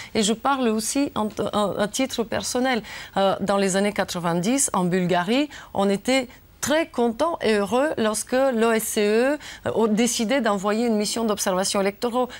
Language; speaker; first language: French; non-native, fluent; Bulgarian